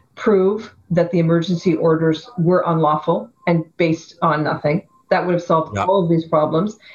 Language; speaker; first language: English; native; English